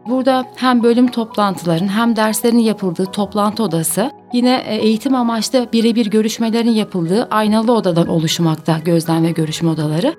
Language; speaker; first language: Turkish; native; Turkish